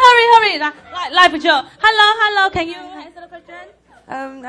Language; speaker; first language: English; non-native, learner; Chinese